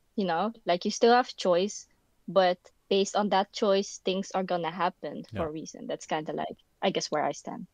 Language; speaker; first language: English; non-native, fluent; Dutch